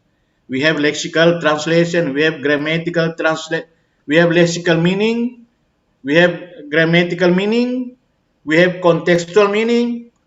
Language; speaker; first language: English; non-native, fluent; Indonesian